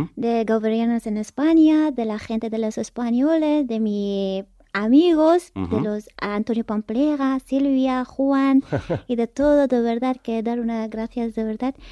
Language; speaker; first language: Spanish; non-native, fluent; Persian